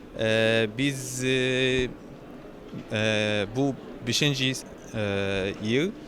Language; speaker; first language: Turkish; non-native, learner; Arabic